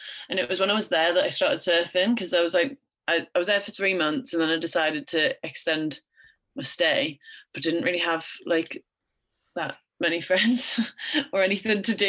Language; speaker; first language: English; native; English